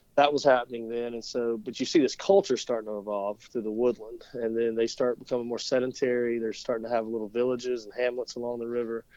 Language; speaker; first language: English; native; English